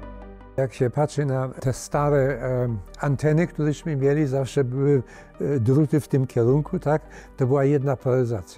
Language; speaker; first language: Polish; early bilingual, heritage; Polish